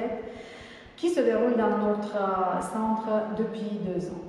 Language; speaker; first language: French; native; French